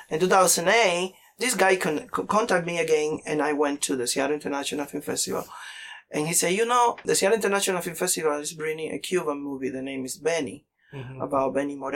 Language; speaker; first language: English; non-native, learner; Spanish